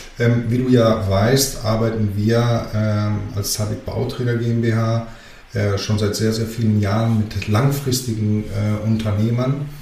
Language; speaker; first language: German; early bilingual, other home language; Greek